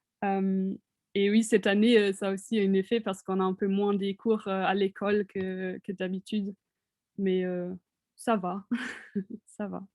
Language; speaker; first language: French; non-native, fluent; German